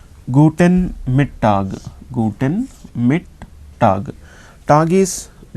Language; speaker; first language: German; non-native, learner; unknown